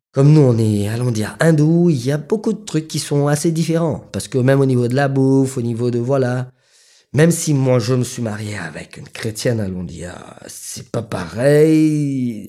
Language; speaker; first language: French; non-native, local second language; Morisyen